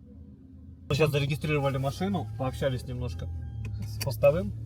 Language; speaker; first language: Russian; native; Russian